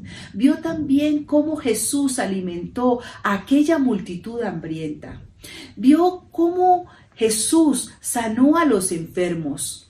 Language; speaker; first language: Spanish; native; Spanish